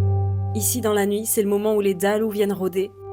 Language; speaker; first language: French; native; French